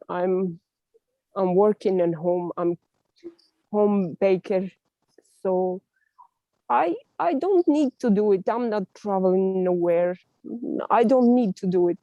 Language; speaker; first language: English; non-native, learner; Russian